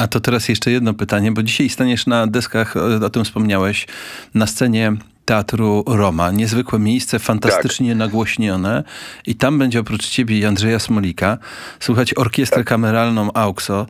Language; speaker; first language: Polish; native; Polish